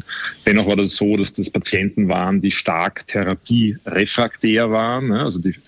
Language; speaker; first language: German; native; German